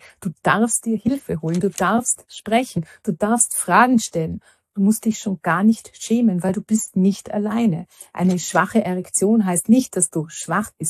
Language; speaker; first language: German; native; German